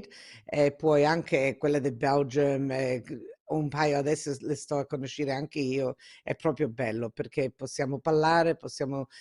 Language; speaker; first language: Italian; early bilingual, heritage; Italian